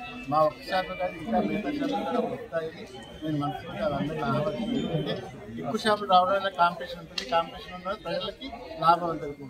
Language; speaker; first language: Telugu; native; Telugu